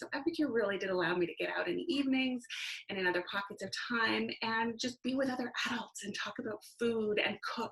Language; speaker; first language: English; native; English